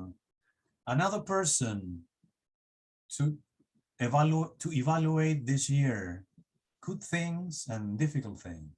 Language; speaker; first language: English; non-native, fluent; Spanish